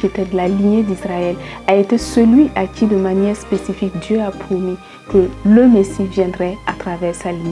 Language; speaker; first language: French; native; French